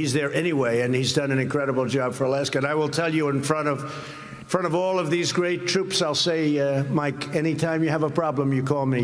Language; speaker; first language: English; native; English